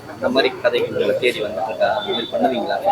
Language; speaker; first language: Tamil; native; Tamil